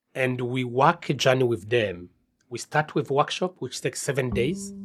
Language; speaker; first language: English; non-native, local second language; Kinyarwanda